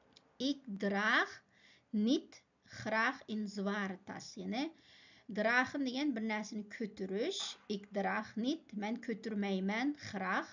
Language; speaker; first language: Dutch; non-native, fluent; Uyghur